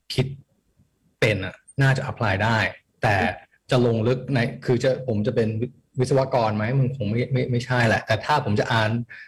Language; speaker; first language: Thai; early bilingual, heritage; Thai